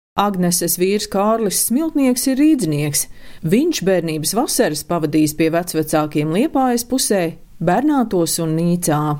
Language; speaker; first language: Latvian; native; Latvian